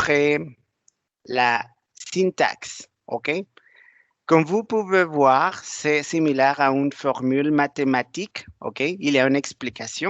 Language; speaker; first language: French; non-native, learner; Spanish